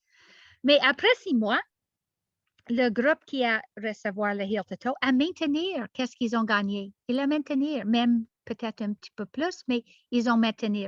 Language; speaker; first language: French; non-native, learner; English